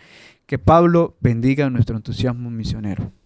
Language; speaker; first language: Spanish; native; Spanish